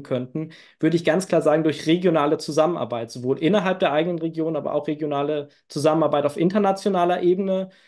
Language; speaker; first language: German; native; German